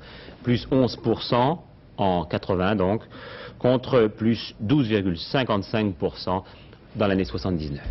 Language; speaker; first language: French; native; French